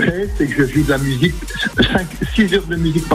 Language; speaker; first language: French; native; French